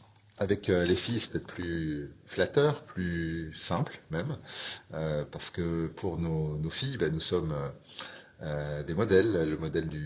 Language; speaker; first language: French; native; French